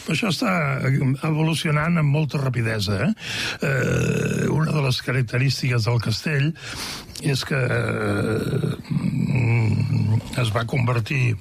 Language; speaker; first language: Catalan; native; Catalan